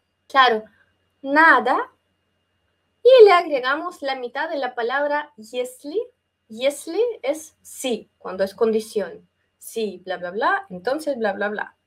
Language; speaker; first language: Spanish; non-native, fluent; Russian